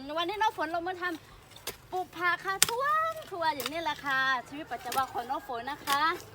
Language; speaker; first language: Thai; non-native, local second language; Lahu